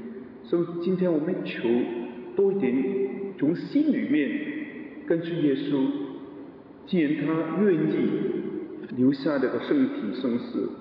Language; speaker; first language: Chinese; non-native, local second language; Cantonese